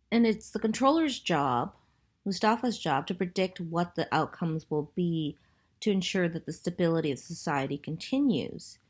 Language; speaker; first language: English; native; English